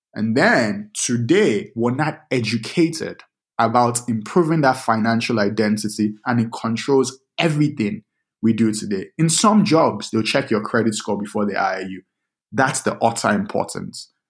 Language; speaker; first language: English; non-native, local second language; Yoruba